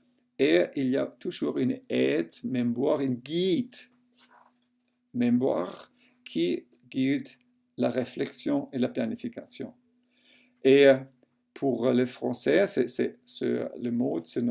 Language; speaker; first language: French; non-native, local second language; German